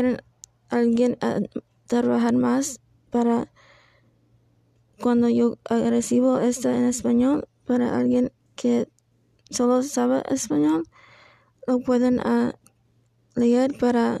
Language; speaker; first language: Spanish; non-native, learner; English